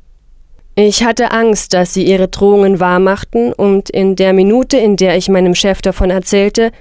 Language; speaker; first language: German; non-native, fluent; Persian